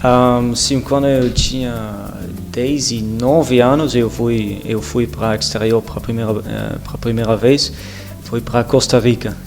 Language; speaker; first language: Portuguese; non-native, learner; Dutch